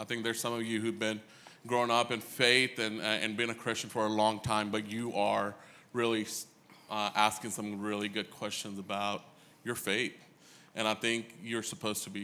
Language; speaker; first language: English; early bilingual, other home language; Hindi